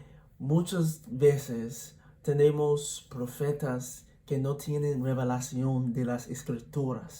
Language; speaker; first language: Spanish; non-native, learner; English